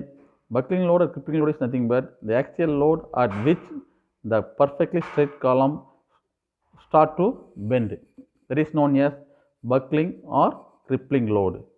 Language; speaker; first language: English; non-native, local second language; Tamil